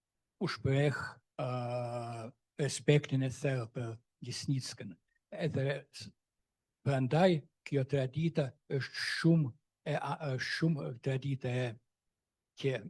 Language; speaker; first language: Albanian; non-native, fluent; Russian